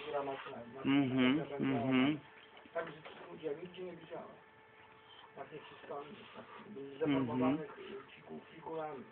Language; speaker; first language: Polish; native; Polish